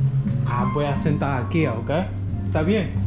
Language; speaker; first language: Spanish; non-native, learner; English